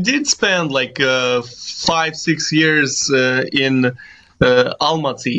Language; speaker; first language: English; non-native, fluent; Kazakh